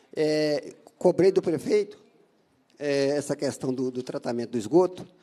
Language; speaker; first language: Portuguese; native; Portuguese